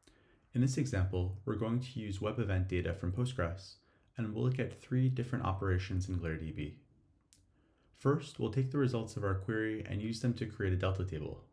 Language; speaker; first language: English; native; English